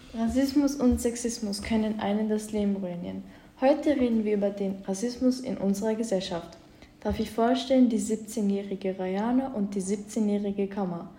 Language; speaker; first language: German; native; German